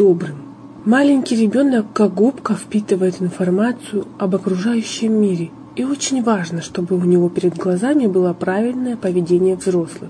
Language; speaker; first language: Russian; native; Russian